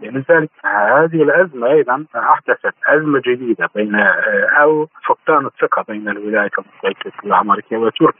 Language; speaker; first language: Arabic; non-native, fluent; Turkish